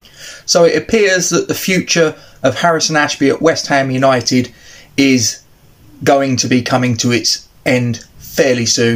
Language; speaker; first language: English; native; English